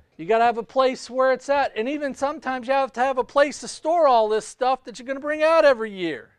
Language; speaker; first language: English; native; English